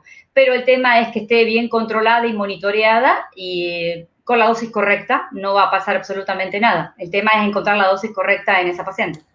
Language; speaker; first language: Spanish; native; Spanish